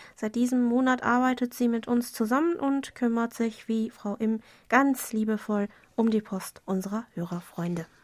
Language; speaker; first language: German; non-native, fluent; Korean